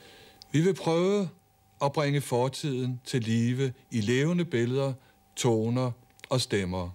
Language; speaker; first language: Danish; native; Danish